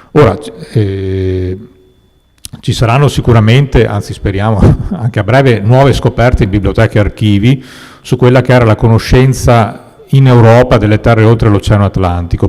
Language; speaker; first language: Italian; native; Italian